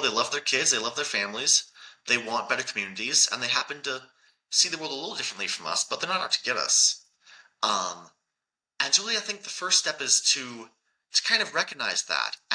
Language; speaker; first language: English; native; English